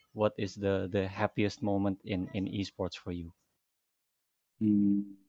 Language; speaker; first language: English; non-native, fluent; Indonesian